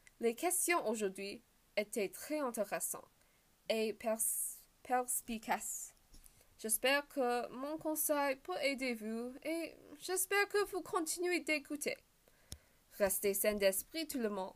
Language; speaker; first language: French; non-native, learner; English